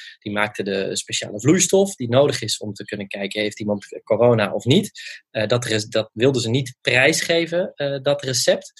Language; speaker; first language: Dutch; native; Dutch